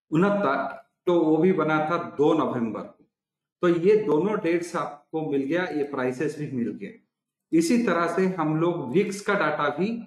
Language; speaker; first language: Hindi; non-native, local second language; Odia